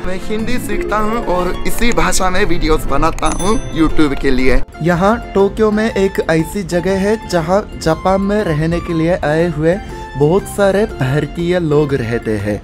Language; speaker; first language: Hindi; non-native, fluent; Japanese